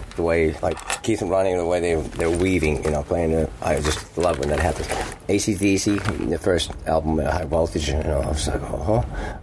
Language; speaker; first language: English; non-native, fluent; Finnish